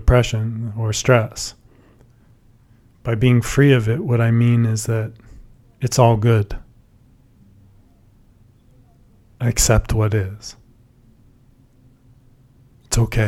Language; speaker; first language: English; native; English